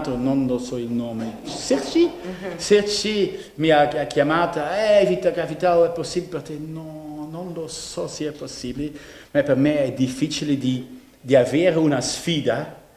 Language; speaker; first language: Italian; non-native, learner; Dutch